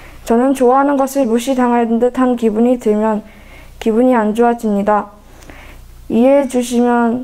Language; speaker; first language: Korean; native; Korean